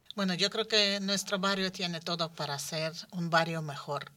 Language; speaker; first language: Spanish; non-native, fluent; Ukrainian